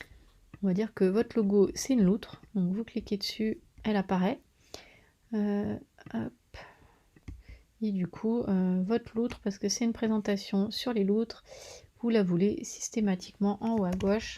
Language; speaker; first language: French; native; French